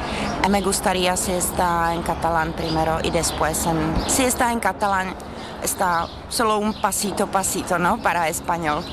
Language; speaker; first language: Spanish; non-native, fluent; Czech